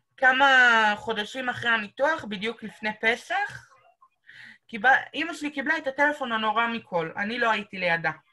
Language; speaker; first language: Hebrew; native; Hebrew